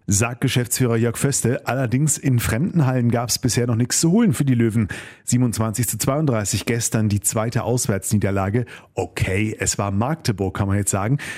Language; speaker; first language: German; native; German